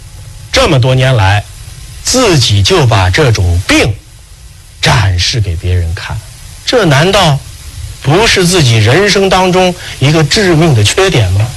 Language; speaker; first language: Chinese; native; Chinese